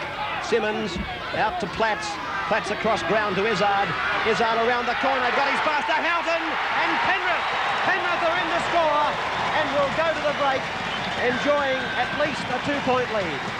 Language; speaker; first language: English; native; English